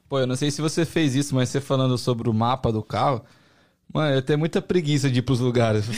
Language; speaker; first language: Portuguese; native; Portuguese